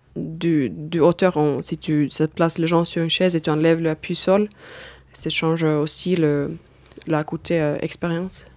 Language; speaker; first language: French; non-native, fluent; Finnish